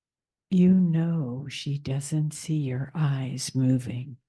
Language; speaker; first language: English; native; English